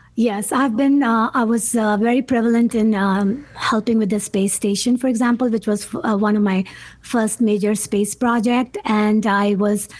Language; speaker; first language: English; non-native, local second language; Urdu